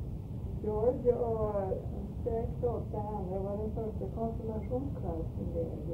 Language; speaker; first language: Swedish; early bilingual, heritage; Swedish